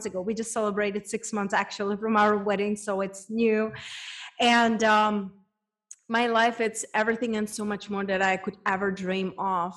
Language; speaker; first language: English; non-native, fluent; Czech